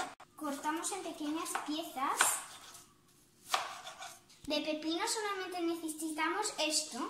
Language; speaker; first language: Spanish; non-native, learner; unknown